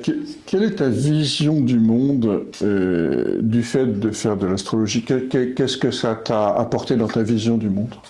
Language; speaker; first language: French; native; French